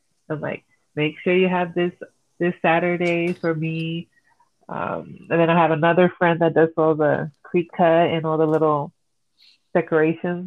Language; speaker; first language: English; early bilingual, other home language; Spanish